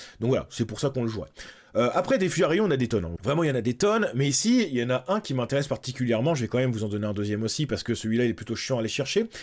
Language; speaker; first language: French; native; French